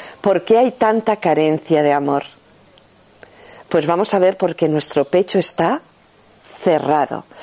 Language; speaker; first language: Spanish; native; Spanish